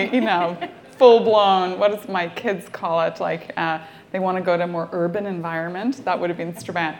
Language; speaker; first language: English; native; English